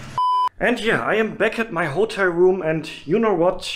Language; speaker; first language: English; non-native, fluent; German